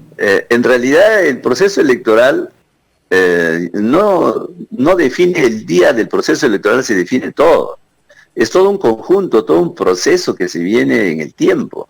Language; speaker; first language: Spanish; native; Spanish